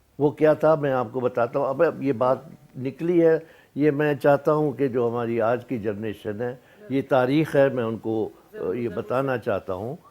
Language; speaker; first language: Urdu; non-native, local second language; Sindhi